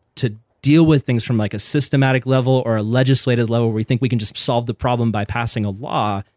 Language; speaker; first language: English; native; English